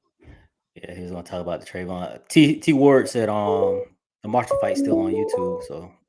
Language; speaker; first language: English; native; English